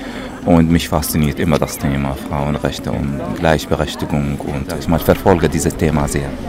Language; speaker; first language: German; non-native, fluent; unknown